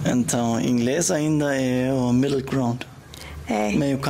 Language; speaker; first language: Portuguese; non-native, learner; German